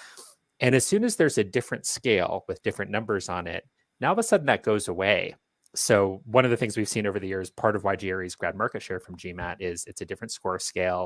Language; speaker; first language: English; native; English